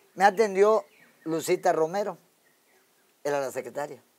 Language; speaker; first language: Spanish; native; Spanish